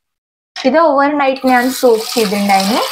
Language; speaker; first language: Malayalam; non-native, learner; Hindi